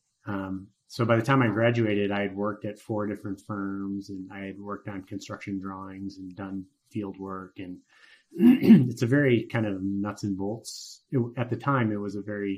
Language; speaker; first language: English; native; English